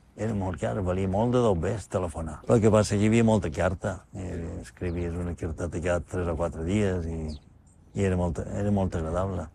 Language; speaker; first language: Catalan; native; Catalan